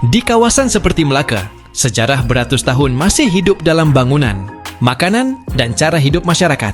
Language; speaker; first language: Malay; native; Malay